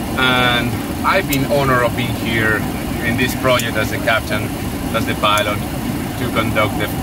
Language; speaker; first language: English; non-native, fluent; Spanish